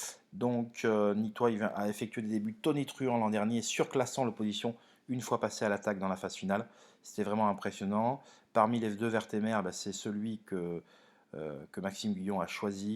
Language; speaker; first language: French; native; French